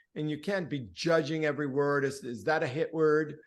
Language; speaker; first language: English; early bilingual, other home language; Spanish